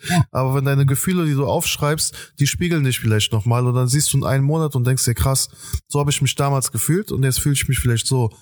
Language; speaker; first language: German; early bilingual, other home language; Persian